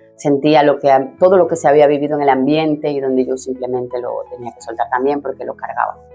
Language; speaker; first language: Spanish; native; Spanish